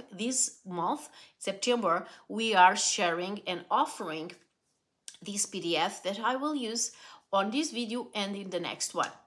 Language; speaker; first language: English; non-native, fluent; Portuguese